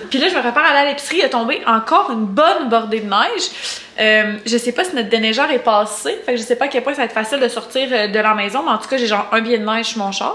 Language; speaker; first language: French; native; French